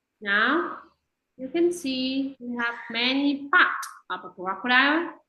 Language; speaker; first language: English; non-native, fluent; Vietnamese